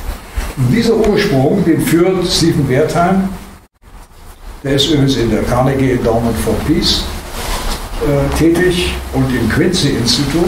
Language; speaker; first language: German; native; German